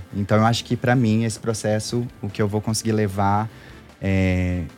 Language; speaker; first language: Portuguese; native; Portuguese